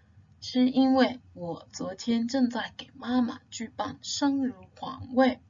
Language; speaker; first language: Chinese; non-native, fluent; English